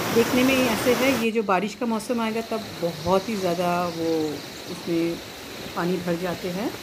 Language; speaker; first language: Hindi; non-native, local second language; Bangla